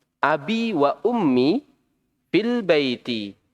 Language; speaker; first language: Arabic; non-native, fluent; Indonesian